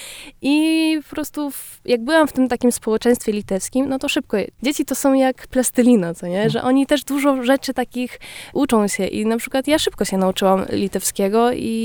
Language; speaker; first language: Polish; early bilingual, heritage; Polish